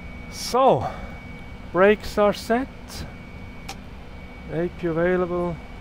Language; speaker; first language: English; non-native, fluent; German